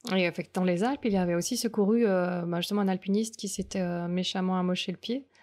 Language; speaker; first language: French; native; French